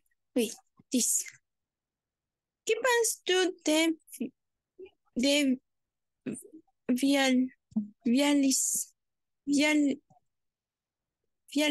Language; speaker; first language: French; non-native, learner; Spanish